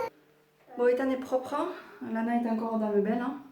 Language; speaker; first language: French; native; French